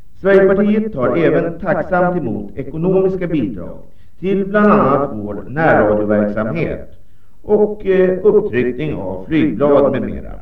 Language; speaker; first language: Swedish; native; Swedish